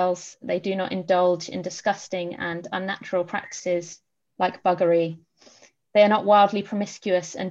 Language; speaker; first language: English; native; English